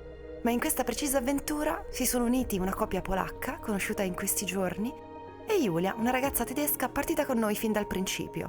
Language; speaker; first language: Italian; native; Italian